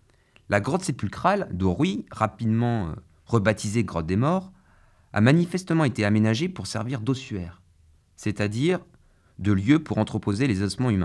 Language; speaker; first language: French; native; French